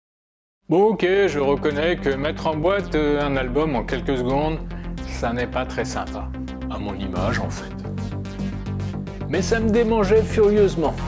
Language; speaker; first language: French; native; French